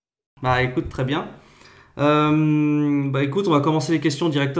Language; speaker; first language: French; native; French